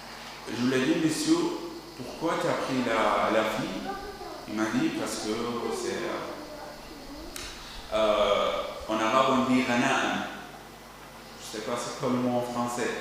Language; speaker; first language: French; non-native, learner; Arabic